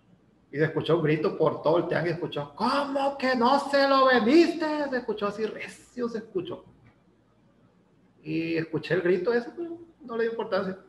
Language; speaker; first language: Spanish; native; Spanish